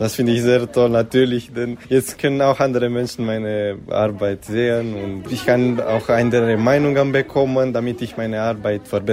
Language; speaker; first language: German; non-native, local second language; Romanian